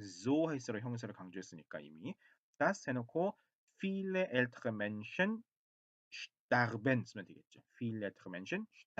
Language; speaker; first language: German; non-native, fluent; Korean